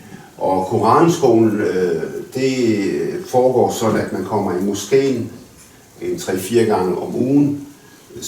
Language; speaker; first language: Danish; early bilingual, other home language; Arabic